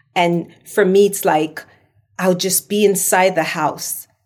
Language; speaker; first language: English; non-native, local second language; Jamaican Creole English